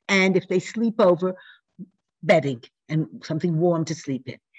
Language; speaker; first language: English; native; English